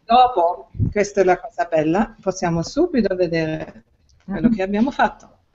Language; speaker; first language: Italian; non-native, fluent; German